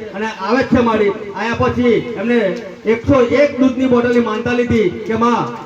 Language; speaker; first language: Gujarati; native; Gujarati